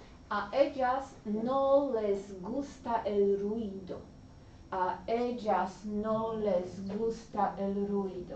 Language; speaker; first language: Spanish; non-native, learner; English